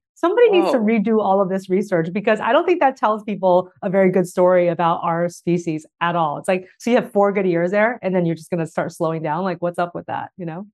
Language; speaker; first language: English; early bilingual, other home language; Chinese